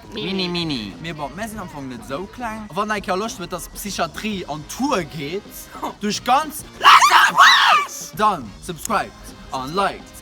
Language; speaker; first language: German; non-native, local second language; Luxembourgish